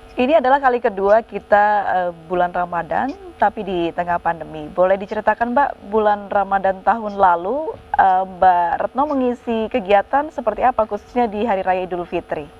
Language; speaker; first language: Indonesian; native; Indonesian